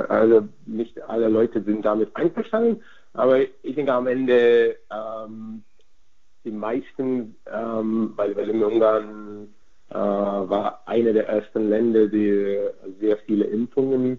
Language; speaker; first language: German; non-native, fluent; Hungarian